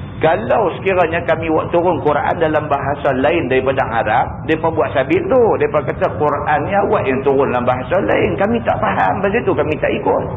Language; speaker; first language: Malay; native; Malay